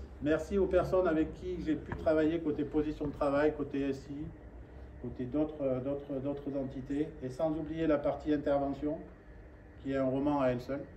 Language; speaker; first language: French; native; French